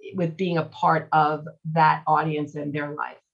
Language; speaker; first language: English; native; English